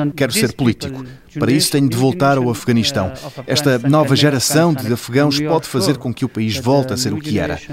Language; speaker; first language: Portuguese; non-native, fluent; Persian